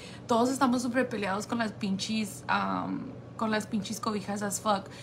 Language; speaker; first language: Spanish; early bilingual, heritage; Spanish